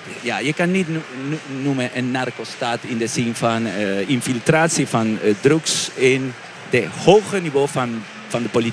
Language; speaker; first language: Dutch; non-native, fluent; Spanish